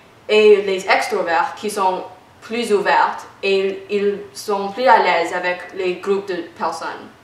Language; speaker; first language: French; non-native, learner; English